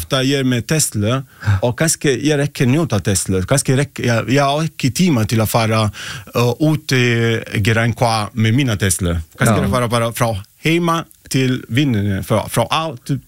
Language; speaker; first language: Icelandic; non-native, learner; Italian